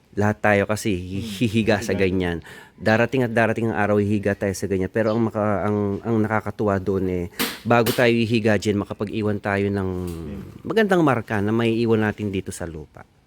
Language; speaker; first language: Filipino; non-native, local second language; Pampanga